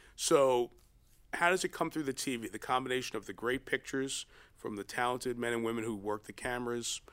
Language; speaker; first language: English; native; English